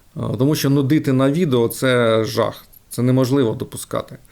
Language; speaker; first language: Ukrainian; non-native, local second language; Russian